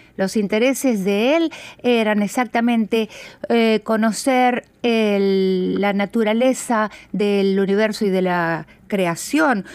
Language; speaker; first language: Spanish; native; Spanish